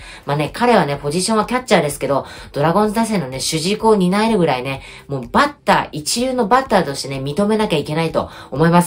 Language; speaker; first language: Japanese; native; Japanese